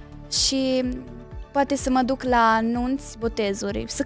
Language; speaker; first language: Romanian; early bilingual, heritage; Romanian